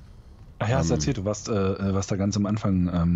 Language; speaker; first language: German; native; German